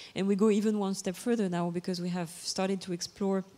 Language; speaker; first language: English; non-native, fluent; Bulgarian